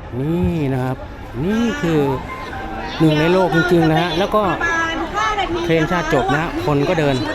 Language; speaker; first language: Thai; native; Thai